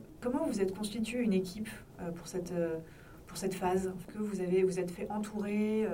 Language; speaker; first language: French; native; French